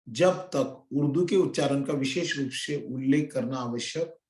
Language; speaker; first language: Hindi; non-native, local second language; Marathi